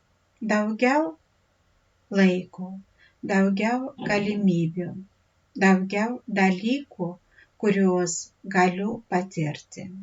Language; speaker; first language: Lithuanian; non-native, fluent; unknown